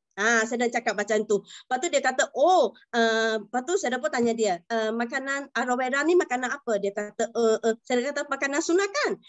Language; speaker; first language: Malay; non-native, local second language; Chinese